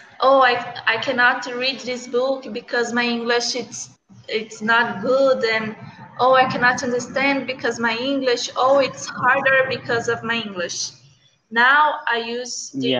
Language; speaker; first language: English; non-native, learner; Portuguese